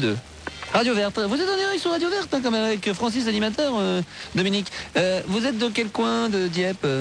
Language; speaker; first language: French; native; French